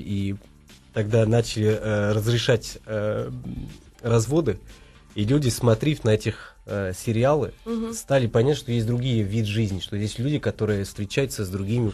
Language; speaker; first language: Russian; non-native, fluent; Portuguese